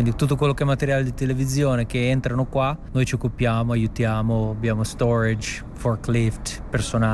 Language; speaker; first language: Italian; native; Italian